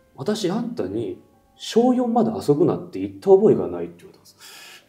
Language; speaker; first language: Japanese; native; Japanese